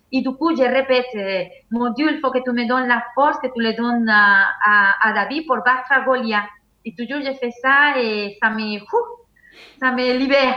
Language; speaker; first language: French; non-native, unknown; Spanish